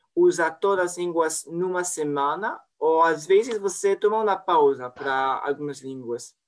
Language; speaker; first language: Portuguese; non-native, fluent; French